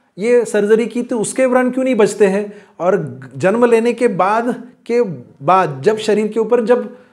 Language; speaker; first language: Hindi; non-native, local second language; Marathi